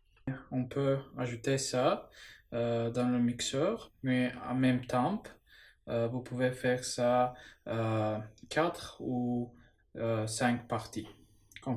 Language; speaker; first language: French; non-native, learner; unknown